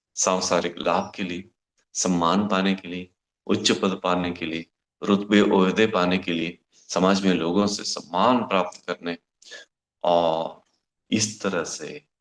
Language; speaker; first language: Hindi; non-native, local second language; Kannada